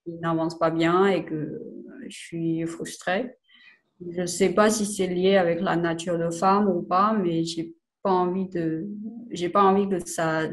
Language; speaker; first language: French; non-native, fluent; Chinese